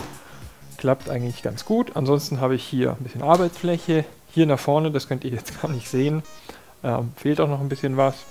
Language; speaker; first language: German; native; German